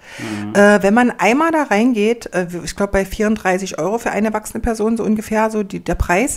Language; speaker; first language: German; native; German